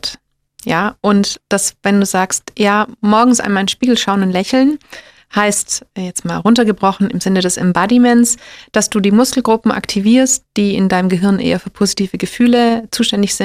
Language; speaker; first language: German; native; German